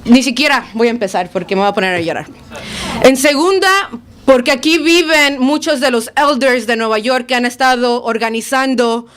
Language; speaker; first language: Spanish; early bilingual, other home language; English